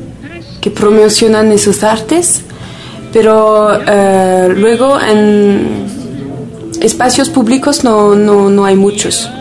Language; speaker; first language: Spanish; non-native, fluent; French